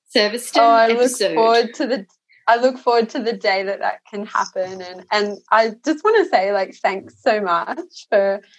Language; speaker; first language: English; native; English